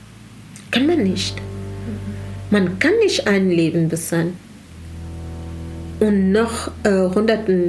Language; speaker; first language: German; non-native, learner; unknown